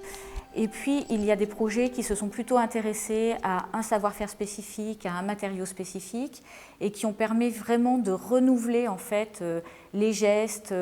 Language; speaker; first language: French; native; French